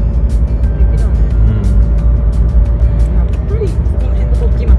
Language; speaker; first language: Japanese; native; Japanese